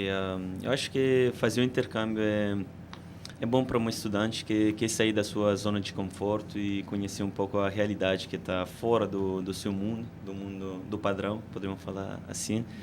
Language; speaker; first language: Portuguese; non-native, fluent; Italian